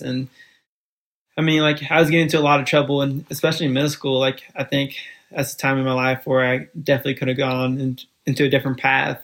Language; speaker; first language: English; early bilingual, other home language; Spanish